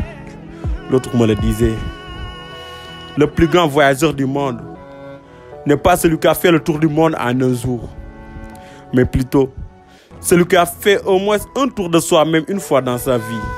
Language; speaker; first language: French; non-native, local second language; Wolof